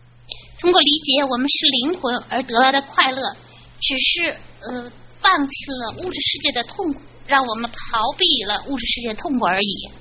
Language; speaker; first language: Chinese; native; Chinese